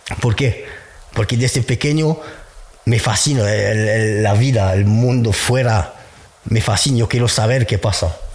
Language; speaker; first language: Spanish; non-native, fluent; French